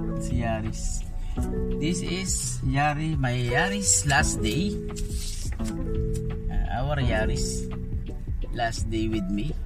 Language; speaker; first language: English; non-native, local second language; Filipino